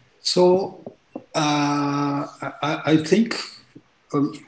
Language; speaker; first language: English; non-native, learner; Japanese